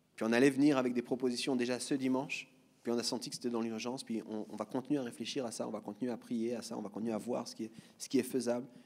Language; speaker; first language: French; native; French